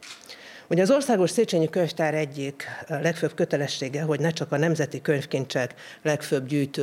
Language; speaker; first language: Hungarian; native; Hungarian